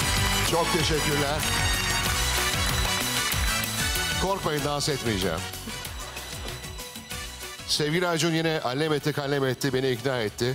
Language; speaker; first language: Turkish; native; Turkish